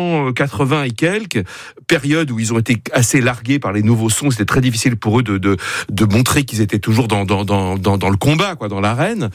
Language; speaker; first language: French; native; French